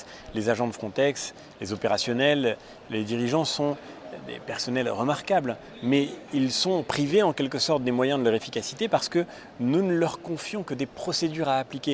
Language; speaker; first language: French; native; French